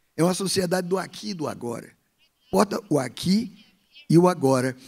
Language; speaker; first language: Portuguese; native; Portuguese